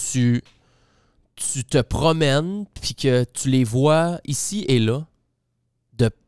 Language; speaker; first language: French; native; French